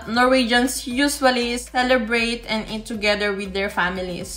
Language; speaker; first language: English; non-native, local second language; Filipino